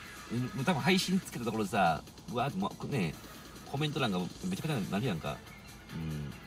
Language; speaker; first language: Japanese; native; Japanese